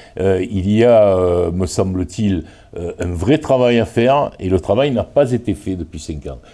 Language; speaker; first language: French; native; French